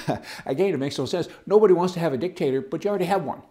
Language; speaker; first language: English; native; English